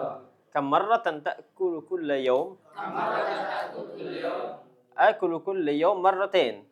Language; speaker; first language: Arabic; non-native, fluent; Indonesian